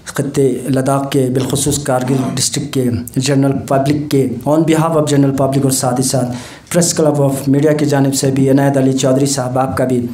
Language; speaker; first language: Hindi; non-native, local second language; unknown